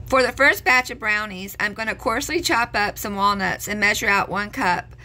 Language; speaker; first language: English; native; English